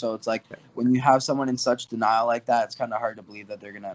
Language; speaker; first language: English; native; English